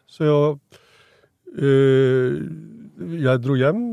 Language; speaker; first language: Norwegian; native; Norwegian